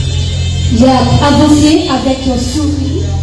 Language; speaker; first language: French; non-native, local second language; Haitian Creole